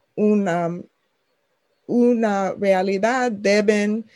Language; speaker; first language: Spanish; non-native, fluent; English